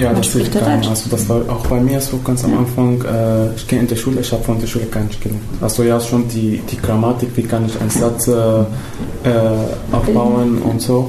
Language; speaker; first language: German; non-native, fluent; Arabic